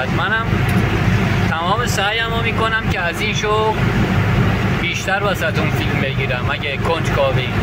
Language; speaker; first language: Persian; non-native, local second language; Azerbaijani